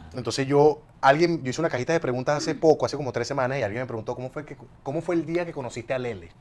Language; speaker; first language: Spanish; native; Spanish